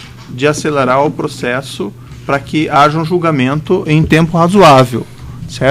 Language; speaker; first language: Portuguese; native; Portuguese